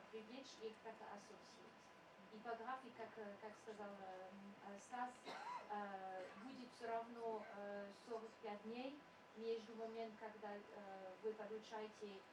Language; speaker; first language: Russian; non-native, fluent; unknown